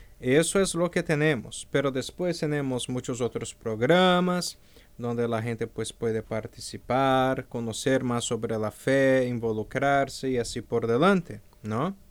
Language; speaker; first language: Spanish; non-native, fluent; Portuguese